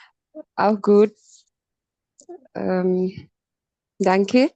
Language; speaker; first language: German; non-native, learner; Urdu